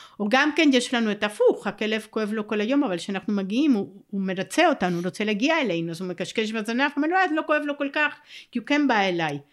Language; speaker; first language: Hebrew; non-native, fluent; Spanish